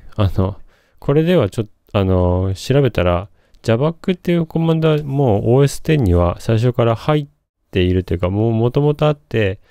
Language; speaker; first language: Japanese; native; Japanese